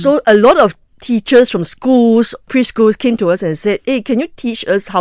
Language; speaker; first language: English; non-native, local second language; Cantonese